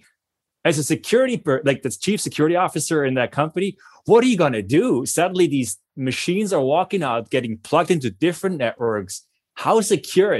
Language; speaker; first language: English; non-native, fluent; German